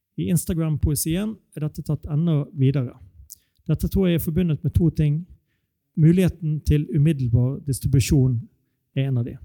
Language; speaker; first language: Norwegian; native; Norwegian